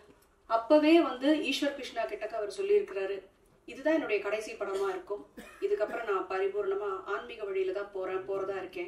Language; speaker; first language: Tamil; native; Tamil